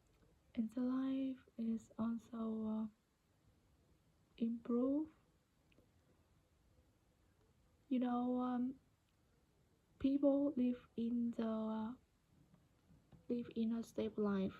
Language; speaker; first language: English; non-native, learner; Vietnamese